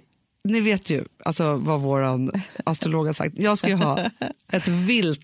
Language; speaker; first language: Swedish; native; Swedish